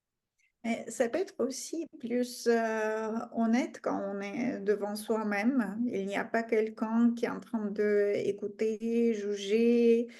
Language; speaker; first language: French; non-native, fluent; Russian